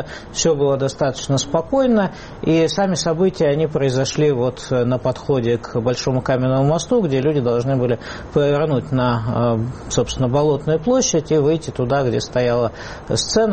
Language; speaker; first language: Russian; native; Russian